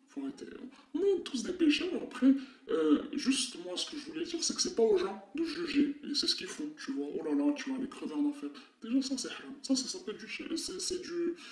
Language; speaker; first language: French; non-native, local second language; Arabic